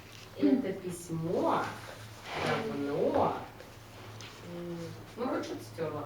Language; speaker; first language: Russian; native; Russian